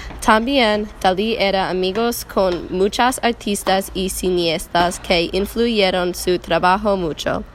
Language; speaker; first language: Spanish; non-native, learner; English